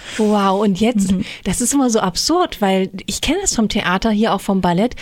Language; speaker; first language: German; native; German